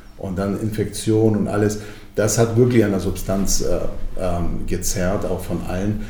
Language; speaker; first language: German; early bilingual, other home language; Croatian